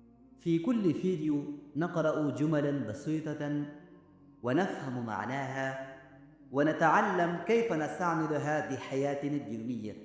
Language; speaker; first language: Arabic; non-native, fluent; Urdu